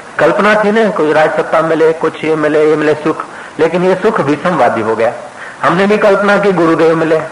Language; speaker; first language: Hindi; non-native, local second language; Sindhi